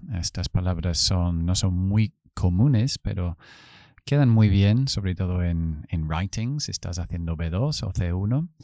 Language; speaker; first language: Spanish; non-native, fluent; English